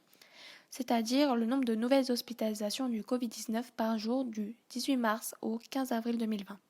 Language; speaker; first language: French; native; French